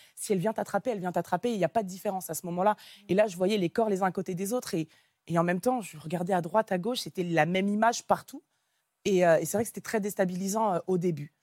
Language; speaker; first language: French; native; French